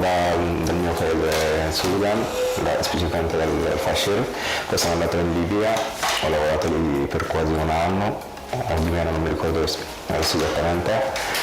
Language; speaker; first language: Italian; non-native, fluent; Arabic